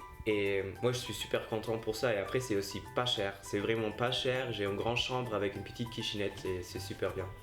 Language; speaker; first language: French; non-native, learner; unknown